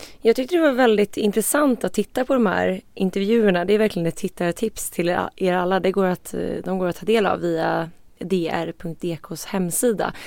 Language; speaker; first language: Swedish; native; Swedish